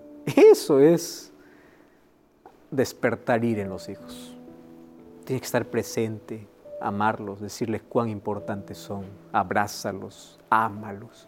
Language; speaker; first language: Spanish; native; Spanish